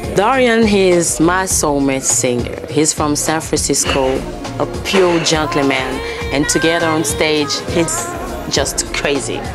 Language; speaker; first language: English; early bilingual, other home language; Lingala